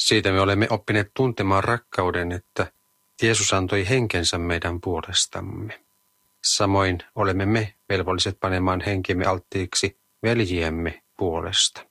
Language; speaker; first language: Finnish; native; Finnish